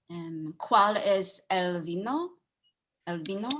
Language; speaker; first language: Spanish; non-native, learner; English